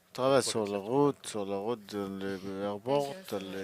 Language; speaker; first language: French; non-native, learner; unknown